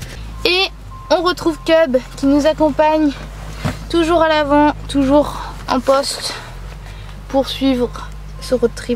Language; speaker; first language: French; native; French